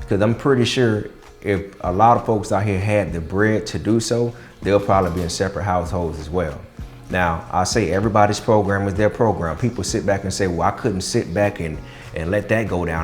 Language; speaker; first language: English; native; English